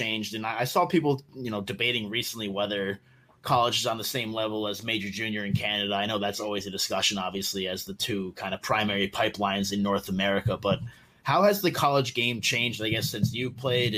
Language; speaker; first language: English; native; English